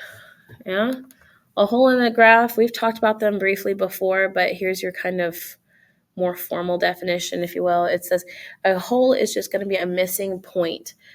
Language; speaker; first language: English; native; English